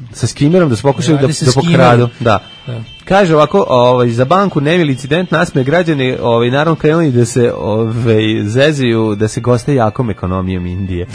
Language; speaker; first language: Serbian; native; Serbian